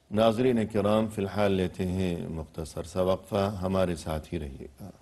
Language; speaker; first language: Urdu; native; Urdu